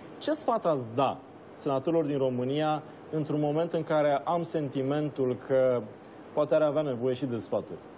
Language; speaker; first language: Romanian; native; Romanian